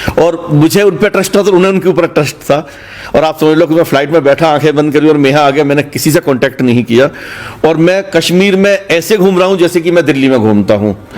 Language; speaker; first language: Hindi; native; Hindi